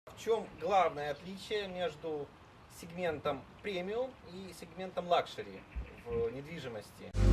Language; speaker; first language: Russian; native; Russian